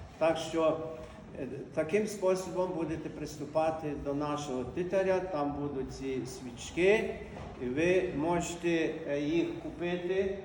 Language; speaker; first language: Ukrainian; native; Ukrainian